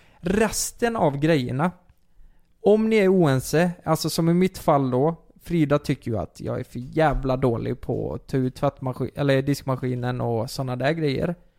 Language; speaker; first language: Swedish; native; Swedish